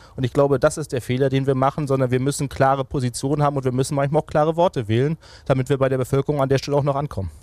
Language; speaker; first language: German; native; German